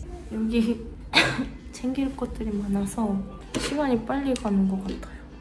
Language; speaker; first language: Korean; non-native, fluent; Japanese